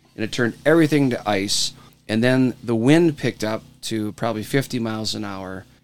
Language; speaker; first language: English; native; English